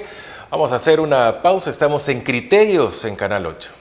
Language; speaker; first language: Spanish; native; Spanish